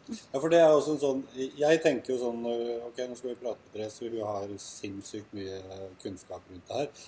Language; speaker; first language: Norwegian; non-native, fluent; Swedish